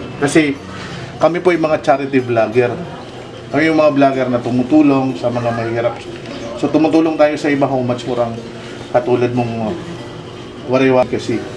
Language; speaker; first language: Filipino; non-native, local second language; Waray